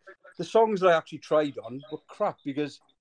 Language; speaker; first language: English; native; English